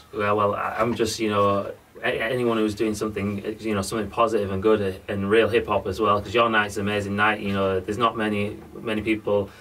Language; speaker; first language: English; native; English